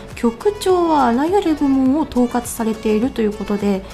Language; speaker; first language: Japanese; native; Japanese